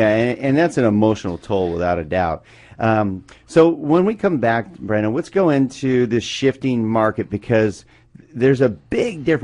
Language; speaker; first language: English; native; English